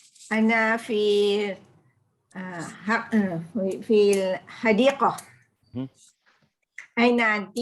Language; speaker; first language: Arabic; non-native, learner; Malay